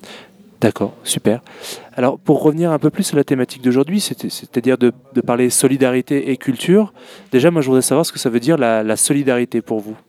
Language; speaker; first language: French; native; French